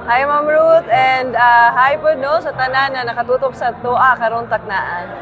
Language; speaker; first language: Cebuano; native; Cebuano